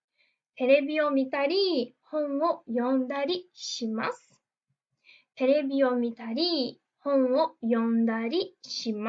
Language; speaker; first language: Japanese; non-native, fluent; Portuguese